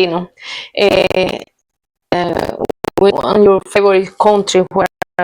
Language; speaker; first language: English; non-native, learner; Spanish